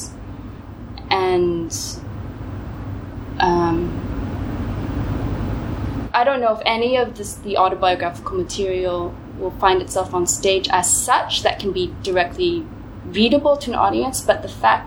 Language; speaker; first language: English; native; English